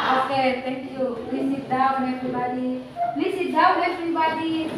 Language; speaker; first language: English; non-native, learner; Indonesian